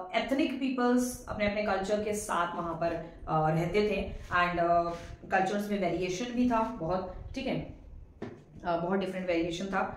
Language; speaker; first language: Hindi; non-native, local second language; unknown